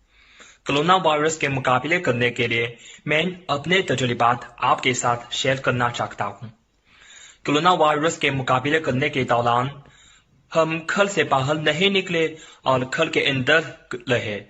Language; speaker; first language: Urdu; non-native, learner; Chinese